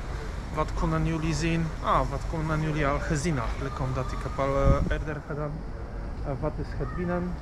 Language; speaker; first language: Dutch; non-native, learner; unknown